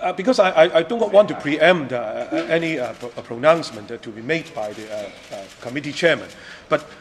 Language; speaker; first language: English; non-native, local second language; Cantonese